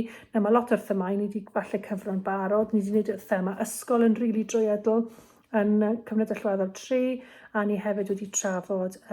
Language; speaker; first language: Welsh; native; Welsh